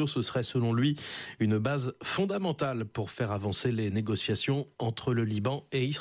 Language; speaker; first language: French; native; French